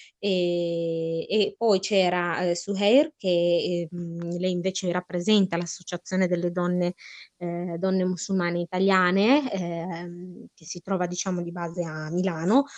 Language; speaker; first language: Italian; early bilingual, other home language; Arabic